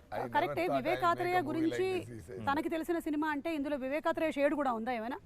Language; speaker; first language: Telugu; native; Telugu